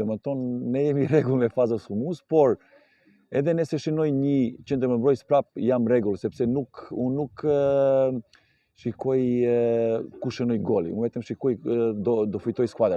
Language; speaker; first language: Albanian; non-native, learner; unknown